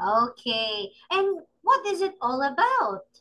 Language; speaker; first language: English; non-native, fluent; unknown